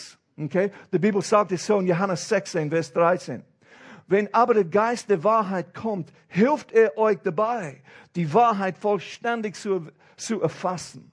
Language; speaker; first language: German; non-native, fluent; English